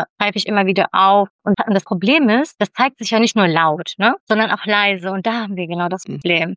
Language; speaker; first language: German; early bilingual, other home language; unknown